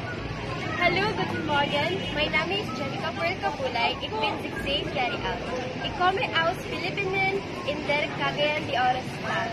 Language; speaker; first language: German; non-native, learner; Filipino